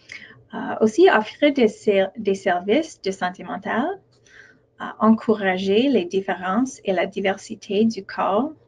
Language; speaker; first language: French; non-native, local second language; English